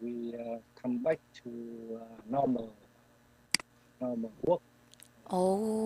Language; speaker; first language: English; non-native, learner; Vietnamese